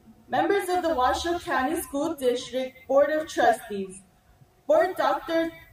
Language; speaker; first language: English; early bilingual, other home language; Spanish